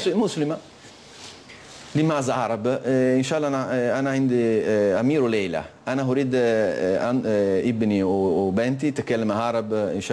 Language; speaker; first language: Arabic; non-native, learner; Italian